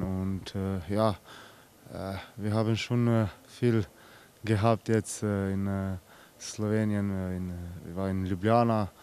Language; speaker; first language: German; non-native, fluent; Slovenian